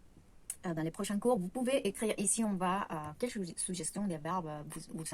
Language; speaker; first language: French; non-native, fluent; Spanish